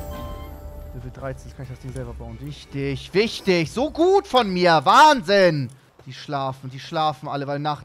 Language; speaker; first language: German; native; German